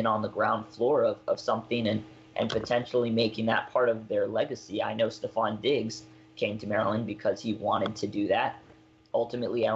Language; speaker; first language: English; native; English